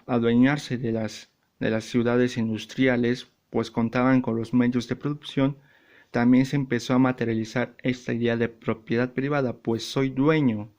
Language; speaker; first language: Spanish; native; Spanish